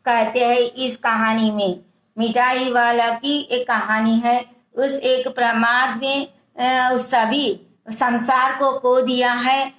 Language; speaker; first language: Hindi; non-native, local second language; Telugu